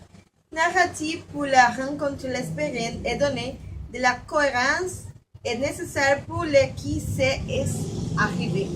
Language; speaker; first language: French; non-native, learner; Spanish